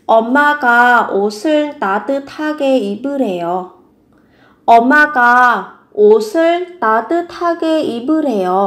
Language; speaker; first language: Korean; non-native, fluent; Vietnamese